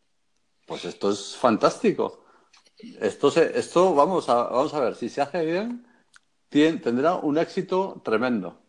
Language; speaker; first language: Spanish; native; Spanish